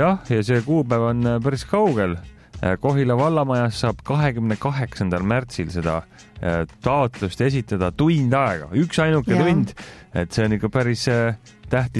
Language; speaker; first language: Estonian; native; Estonian